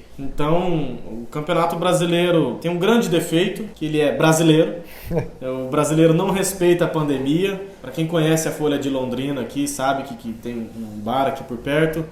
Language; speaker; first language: Portuguese; native; Portuguese